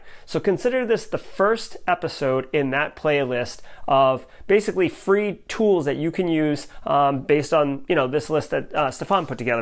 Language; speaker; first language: English; native; English